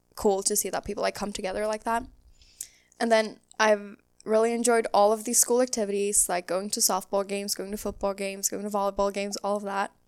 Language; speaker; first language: English; non-native, fluent; Swedish